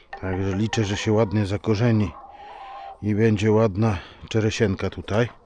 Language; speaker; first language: Polish; native; Polish